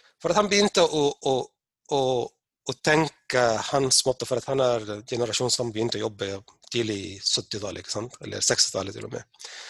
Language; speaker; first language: Norwegian; non-native, fluent; Arabic